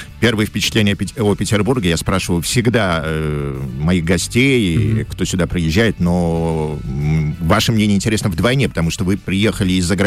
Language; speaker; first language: Russian; native; Russian